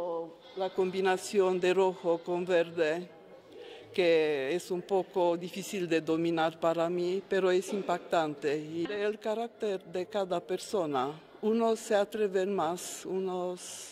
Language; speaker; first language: Spanish; non-native, fluent; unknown